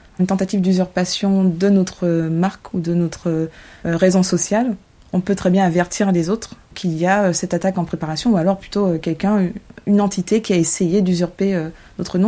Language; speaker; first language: French; native; French